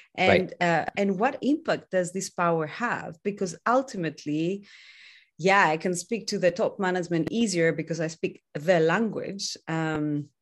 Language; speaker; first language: English; non-native, fluent; Greek